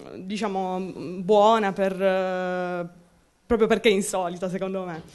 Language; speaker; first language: Italian; native; Italian